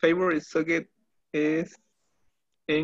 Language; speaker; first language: English; non-native, learner; Spanish